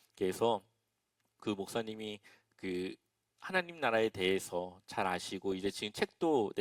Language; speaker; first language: Korean; native; Korean